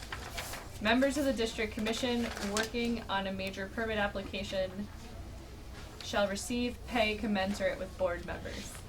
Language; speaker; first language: English; native; English